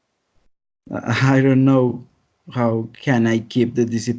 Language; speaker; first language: English; non-native, learner; Spanish